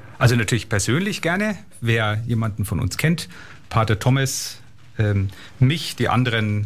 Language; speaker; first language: German; native; German